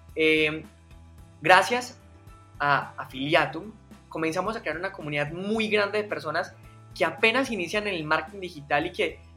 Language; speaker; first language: Spanish; native; Spanish